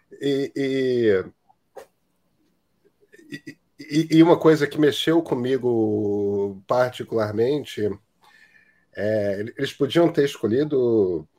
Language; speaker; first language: Portuguese; native; Portuguese